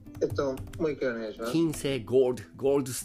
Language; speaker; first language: Japanese; non-native, learner; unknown